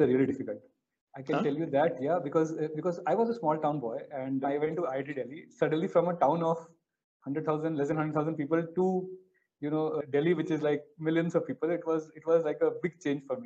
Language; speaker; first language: English; non-native, local second language; Hindi